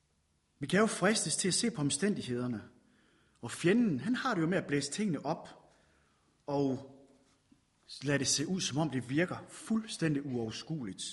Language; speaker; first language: Danish; native; Danish